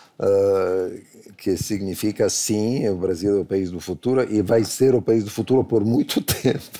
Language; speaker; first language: Portuguese; non-native, fluent; Italian